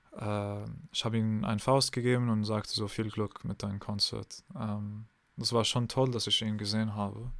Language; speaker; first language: German; non-native, fluent; English